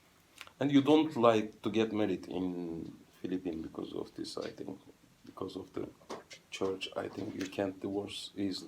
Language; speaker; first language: English; non-native, fluent; Turkish